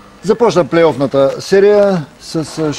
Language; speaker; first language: Bulgarian; native; Bulgarian